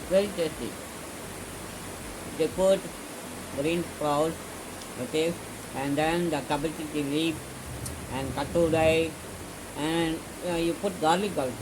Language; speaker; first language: English; non-native, local second language; Tamil